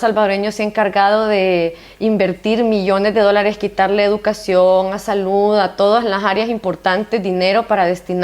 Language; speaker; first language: Spanish; native; Spanish